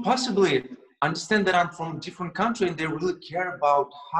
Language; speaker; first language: English; non-native, fluent; Russian